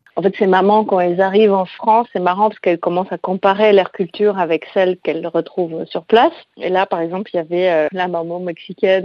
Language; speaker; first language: French; non-native, fluent; Polish